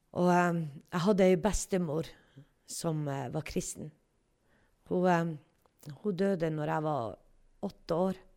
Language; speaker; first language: Norwegian; native; Norwegian